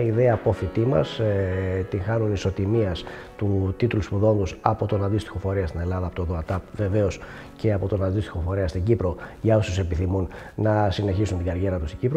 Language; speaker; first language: Greek; native; Greek